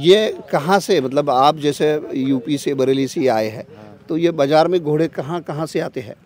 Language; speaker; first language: Hindi; non-native, local second language; Marathi